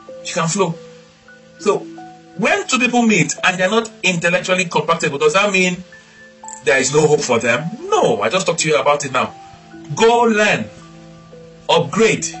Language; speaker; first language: English; non-native, local second language; Igbo